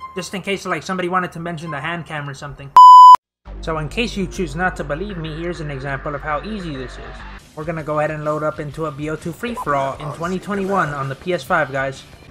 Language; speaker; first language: English; early bilingual, other home language; Spanish